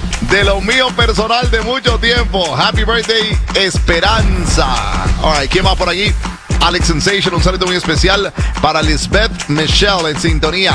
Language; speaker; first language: Spanish; native; Spanish